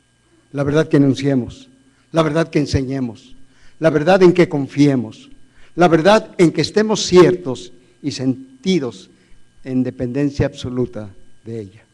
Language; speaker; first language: Spanish; native; Spanish